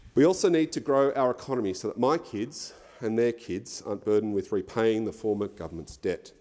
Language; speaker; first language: English; early bilingual, other home language; French